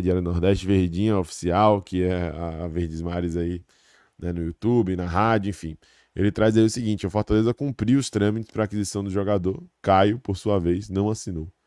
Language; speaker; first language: Portuguese; native; Portuguese